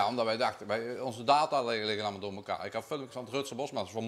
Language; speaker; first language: Dutch; native; Dutch